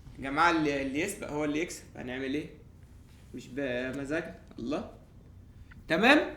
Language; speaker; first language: Egyptian Arabic; native; Egyptian Arabic